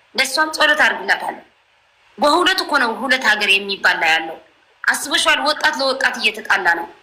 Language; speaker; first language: Amharic; non-native, local second language; Tigrinya